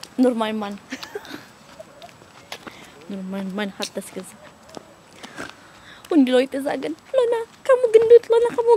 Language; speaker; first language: German; non-native, learner; Indonesian